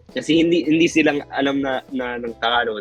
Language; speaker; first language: Filipino; non-native, fluent; Spanish